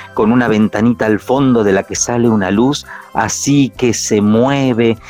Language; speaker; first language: Spanish; native; Spanish